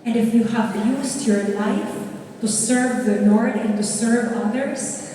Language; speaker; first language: English; non-native, local second language; Filipino